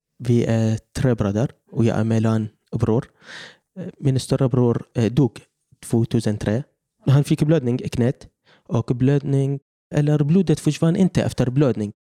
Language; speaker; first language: Swedish; non-native, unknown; Arabic